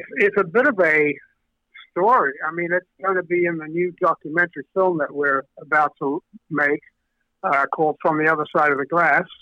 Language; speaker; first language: English; native; English